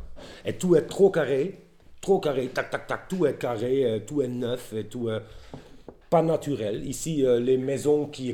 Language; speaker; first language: French; non-native, learner; Dutch